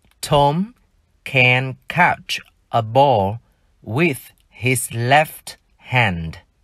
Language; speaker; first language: English; non-native, fluent; Vietnamese